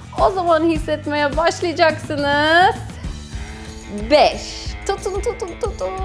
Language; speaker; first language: Turkish; non-native, fluent; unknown